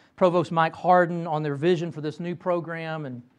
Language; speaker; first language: English; native; English